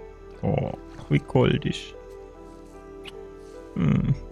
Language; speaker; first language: German; native; German